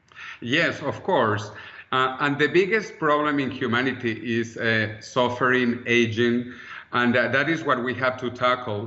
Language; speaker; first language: English; non-native, fluent; Spanish